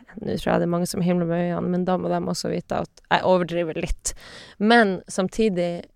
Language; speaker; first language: Norwegian; non-native, local second language; Northern Sami